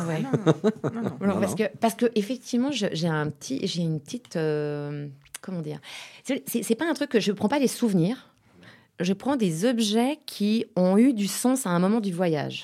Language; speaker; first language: French; native; French